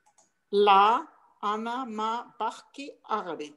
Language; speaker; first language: Arabic; non-native, learner; English